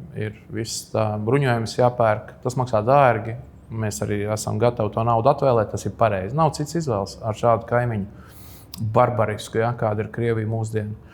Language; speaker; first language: Latvian; native; Latvian